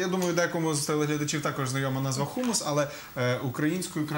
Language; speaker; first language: Ukrainian; native; Ukrainian